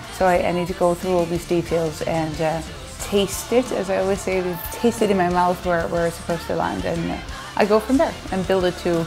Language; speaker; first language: English; non-native, fluent; Dutch